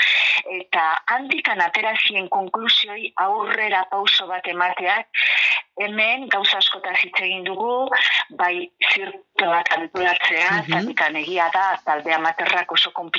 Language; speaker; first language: Basque; native; Basque